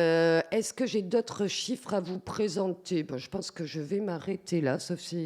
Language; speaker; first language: French; native; French